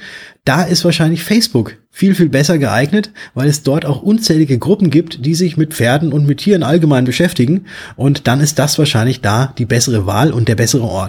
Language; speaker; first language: German; native; German